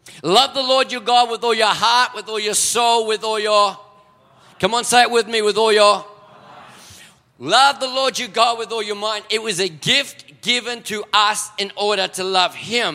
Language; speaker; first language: English; native; English